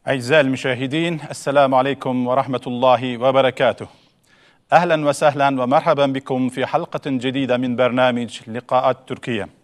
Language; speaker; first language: Arabic; non-native, fluent; Turkish